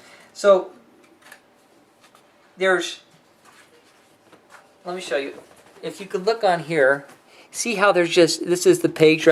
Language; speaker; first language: English; native; English